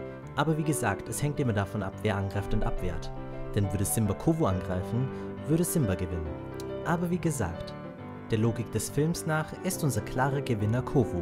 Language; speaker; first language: German; native; German